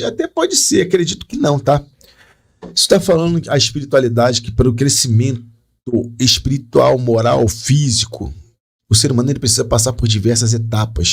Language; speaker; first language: Portuguese; native; Portuguese